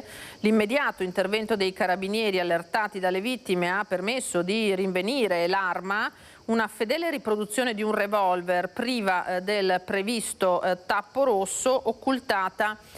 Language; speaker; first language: Italian; native; Italian